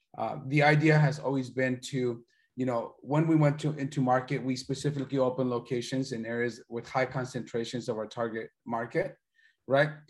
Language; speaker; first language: English; early bilingual, other home language; Spanish